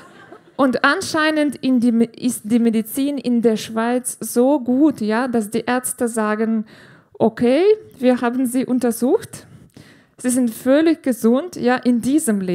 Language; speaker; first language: German; non-native, fluent; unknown